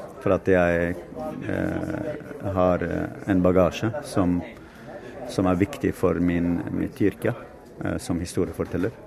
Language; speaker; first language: Norwegian; non-native, fluent; Kurdish